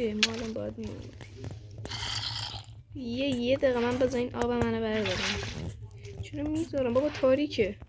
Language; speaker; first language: Persian; native; Persian